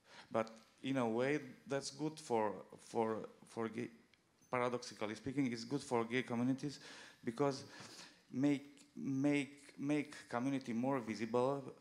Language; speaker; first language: English; non-native, learner; Romanian